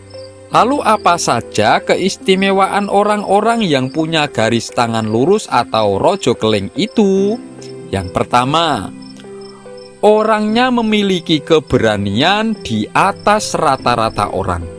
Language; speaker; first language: Indonesian; non-native, local second language; Javanese